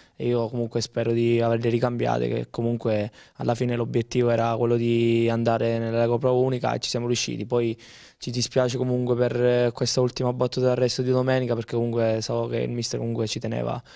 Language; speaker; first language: Italian; native; Italian